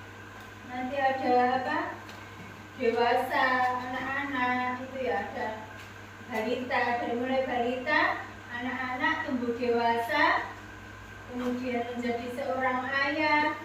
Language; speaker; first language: Indonesian; native; Indonesian